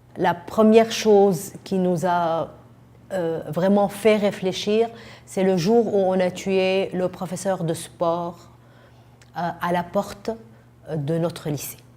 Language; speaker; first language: French; non-native, fluent; Arabic